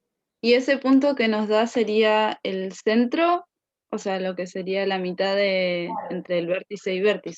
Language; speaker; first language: Spanish; native; Spanish